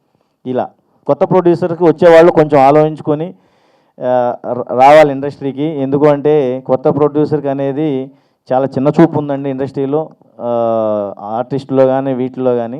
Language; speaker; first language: Telugu; native; Telugu